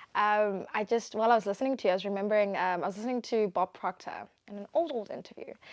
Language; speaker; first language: English; non-native, local second language; Tswana